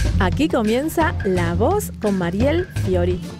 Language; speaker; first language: Spanish; native; Spanish